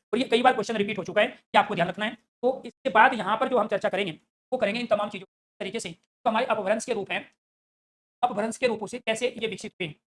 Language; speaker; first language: Hindi; native; Hindi